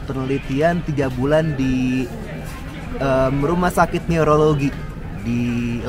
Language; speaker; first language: Indonesian; native; Indonesian